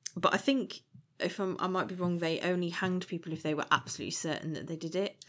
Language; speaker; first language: English; native; English